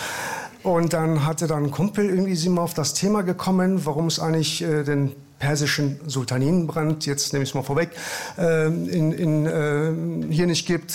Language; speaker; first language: German; early bilingual, other home language; Persian